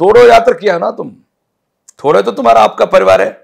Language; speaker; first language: Hindi; non-native, local second language; Telugu